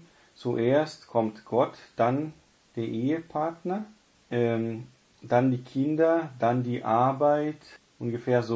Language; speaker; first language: German; non-native, fluent; Portuguese